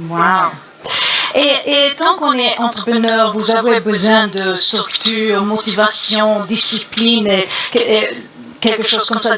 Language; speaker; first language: French; non-native, learner; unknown